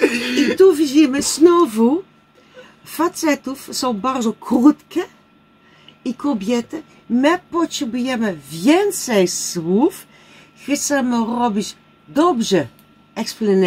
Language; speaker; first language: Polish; non-native, learner; Dutch